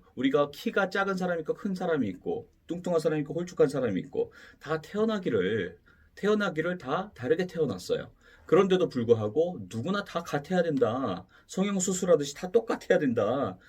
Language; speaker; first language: Korean; native; Korean